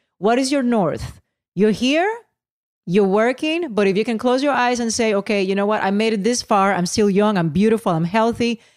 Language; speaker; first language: English; non-native, local second language; Spanish